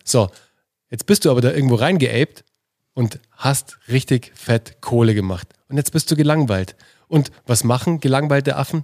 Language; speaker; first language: German; native; German